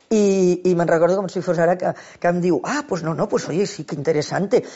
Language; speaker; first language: Spanish; non-native, local second language; Catalan